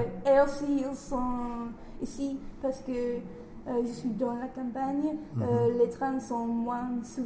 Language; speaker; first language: French; non-native, learner; English